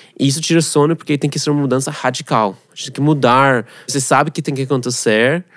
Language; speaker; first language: Portuguese; non-native, fluent; Russian